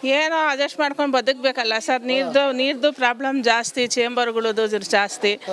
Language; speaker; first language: Kannada; non-native, local second language; Urdu